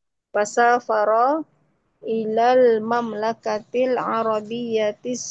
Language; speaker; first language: Arabic; non-native, learner; Indonesian